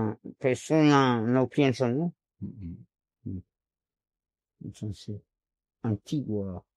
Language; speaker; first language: Spanish; non-native, local second language; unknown